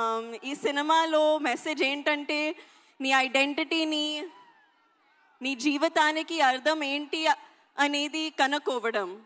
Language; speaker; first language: Telugu; non-native, learner; Hindi